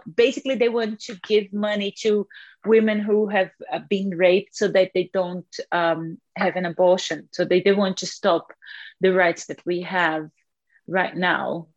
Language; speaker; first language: English; non-native, fluent; Portuguese